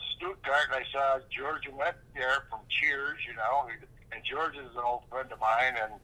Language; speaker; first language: English; native; English